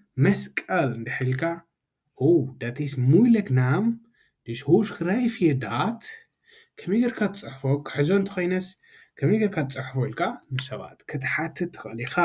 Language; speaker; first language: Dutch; non-native, fluent; Tigrinya